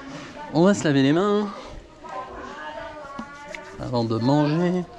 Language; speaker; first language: French; native; French